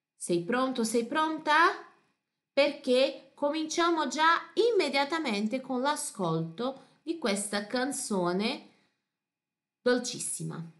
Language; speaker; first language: Italian; non-native, fluent; Portuguese